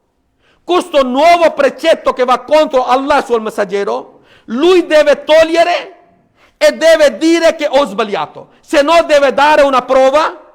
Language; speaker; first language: Italian; non-native, fluent; Urdu